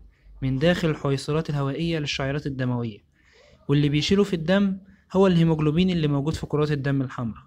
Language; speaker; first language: Arabic; native; Arabic